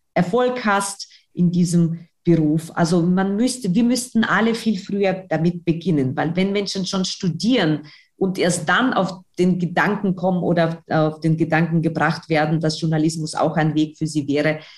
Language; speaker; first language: German; non-native, fluent; Russian